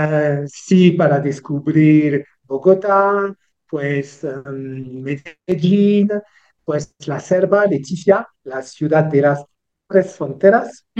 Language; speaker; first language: Spanish; non-native, learner; French